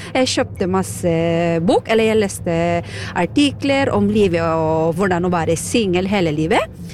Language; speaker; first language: Norwegian; non-native, fluent; Filipino